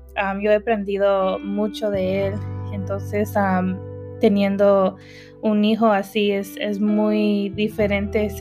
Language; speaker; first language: Spanish; early bilingual, heritage; Spanish